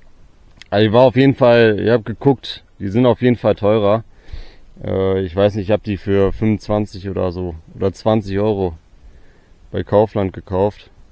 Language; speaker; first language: German; native; German